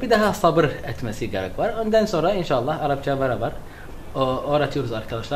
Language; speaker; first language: Turkish; non-native, learner; Arabic